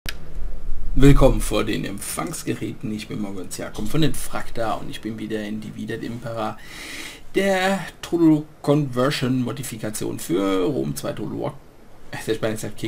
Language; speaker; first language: German; native; German